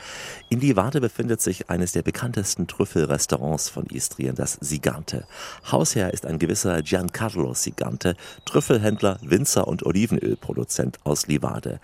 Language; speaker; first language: German; native; German